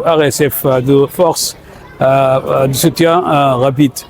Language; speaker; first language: French; non-native, fluent; Arabic